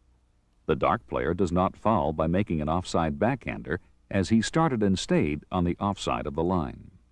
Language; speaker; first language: English; native; English